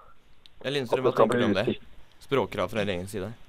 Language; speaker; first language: Norwegian; native; Norwegian